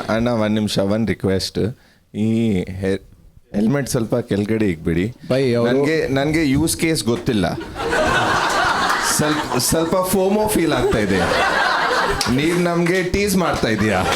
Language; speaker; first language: Kannada; non-native, local second language; Punjabi